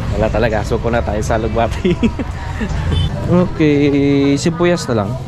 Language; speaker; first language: Filipino; non-native, local second language; Iloko